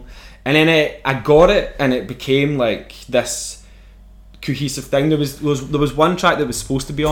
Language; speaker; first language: English; native; English